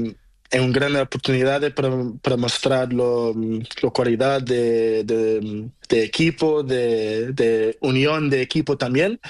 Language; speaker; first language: Spanish; non-native, learner; Portuguese